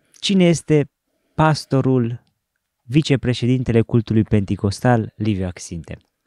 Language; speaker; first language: Romanian; native; Romanian